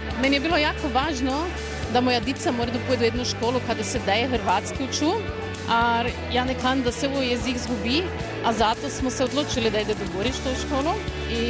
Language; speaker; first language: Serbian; early bilingual, heritage; Croatian